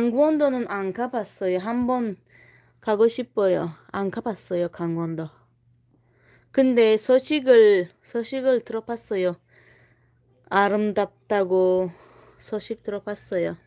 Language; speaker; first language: Korean; non-native, fluent; Tajik